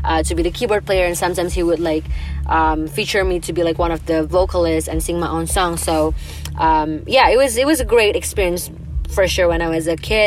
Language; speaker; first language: English; non-native, fluent; Indonesian